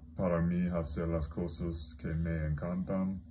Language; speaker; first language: Spanish; non-native, learner; English